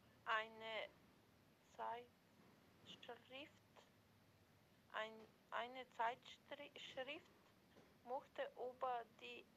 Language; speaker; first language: German; non-native, learner; Macedonian